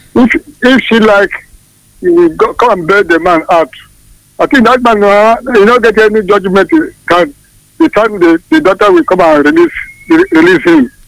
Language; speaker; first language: Nigerian Pidgin; non-native, local second language; Igbo